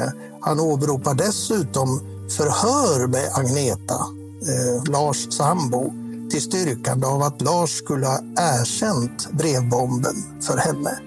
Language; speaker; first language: Swedish; native; Swedish